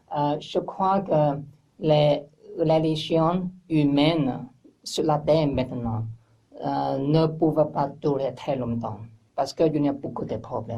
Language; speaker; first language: French; non-native, learner; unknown